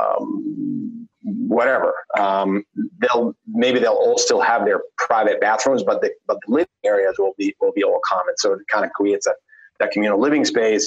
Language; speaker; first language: English; non-native, fluent; Arabic